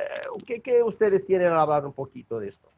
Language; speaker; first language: Spanish; non-native, learner; Portuguese